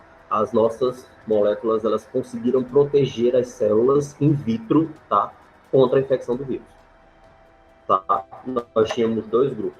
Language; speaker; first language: Portuguese; native; Portuguese